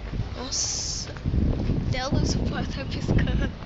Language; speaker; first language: Portuguese; native; Portuguese